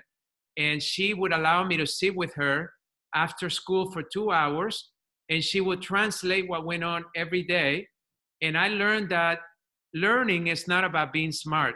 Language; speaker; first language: English; non-native, fluent; Spanish